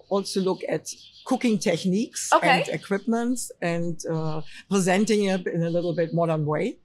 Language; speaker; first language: English; non-native, fluent; German